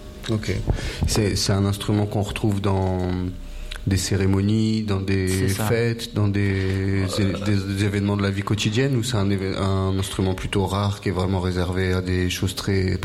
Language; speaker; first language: French; native; French